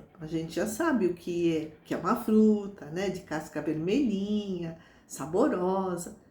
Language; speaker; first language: Portuguese; native; Portuguese